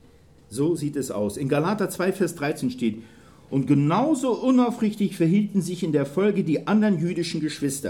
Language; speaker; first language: German; native; German